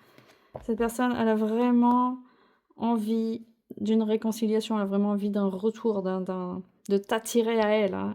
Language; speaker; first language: French; native; French